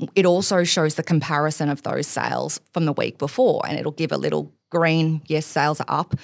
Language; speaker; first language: English; native; English